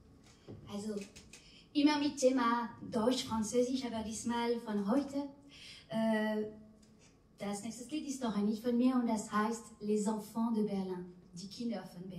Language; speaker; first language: German; non-native, fluent; French